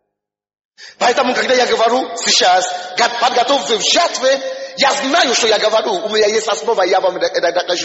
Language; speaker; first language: Russian; non-native, fluent; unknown